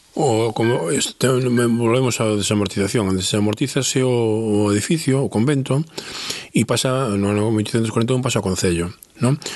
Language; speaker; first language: Galician; non-native, local second language; Spanish